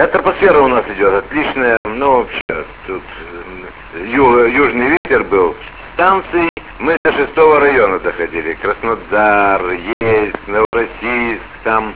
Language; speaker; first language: Russian; native; Russian